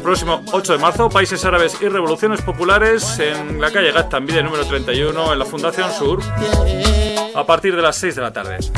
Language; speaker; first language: Spanish; native; Spanish